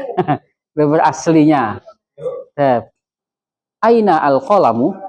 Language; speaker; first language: Arabic; non-native, fluent; Indonesian